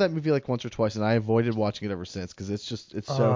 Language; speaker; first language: English; native; English